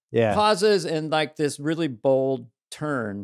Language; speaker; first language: English; native; English